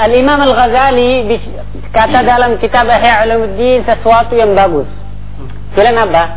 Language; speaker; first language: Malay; non-native, fluent; Arabic